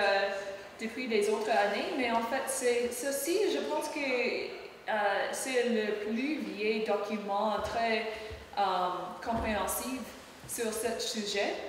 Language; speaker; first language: French; non-native, learner; English